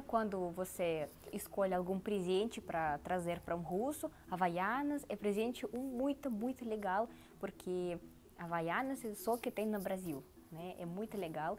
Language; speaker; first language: Portuguese; non-native, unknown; Russian